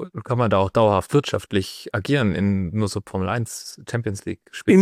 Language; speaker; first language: German; native; German